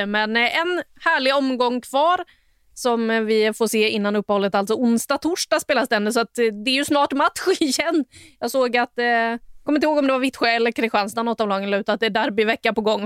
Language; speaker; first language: Swedish; native; Swedish